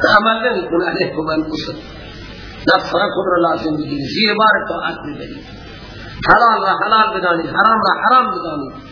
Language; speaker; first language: Persian; non-native, local second language; Baluchi